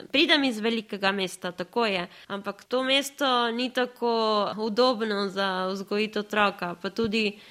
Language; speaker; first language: Slovenian; early bilingual, other home language; Spanish